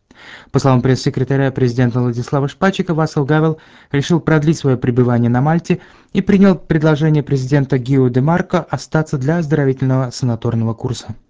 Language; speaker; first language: Russian; native; Russian